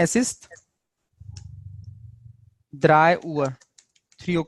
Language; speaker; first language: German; non-native, fluent; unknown